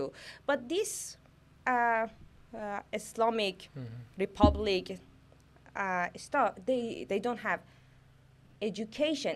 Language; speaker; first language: English; non-native, learner; Persian